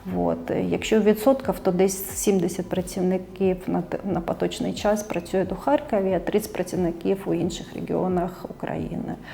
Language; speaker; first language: Ukrainian; non-native, local second language; Russian